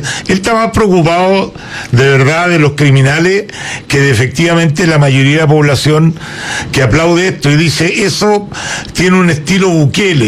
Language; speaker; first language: Spanish; native; Spanish